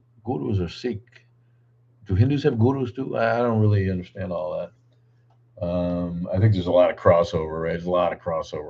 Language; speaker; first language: English; native; English